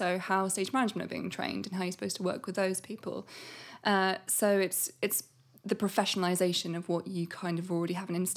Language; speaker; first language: English; native; English